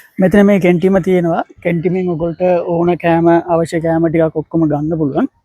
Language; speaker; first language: Sinhala; non-native, local second language; Tamil